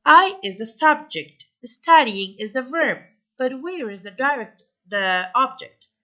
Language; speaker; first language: English; non-native, fluent; Persian